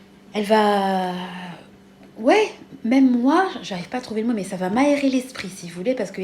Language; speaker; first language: French; native; French